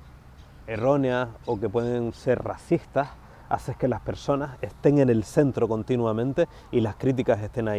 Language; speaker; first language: Spanish; native; Spanish